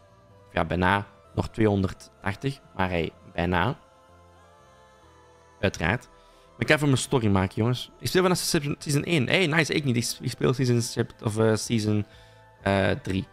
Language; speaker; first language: Dutch; native; Dutch